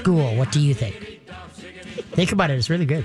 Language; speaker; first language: English; native; English